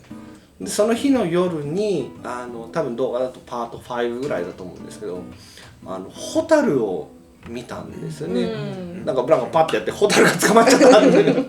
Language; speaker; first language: Japanese; native; Japanese